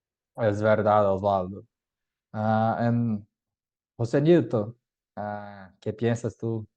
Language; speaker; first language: Spanish; non-native, fluent; Portuguese